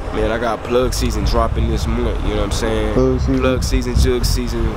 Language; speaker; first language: English; native; English